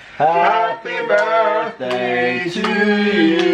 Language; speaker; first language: English; native; English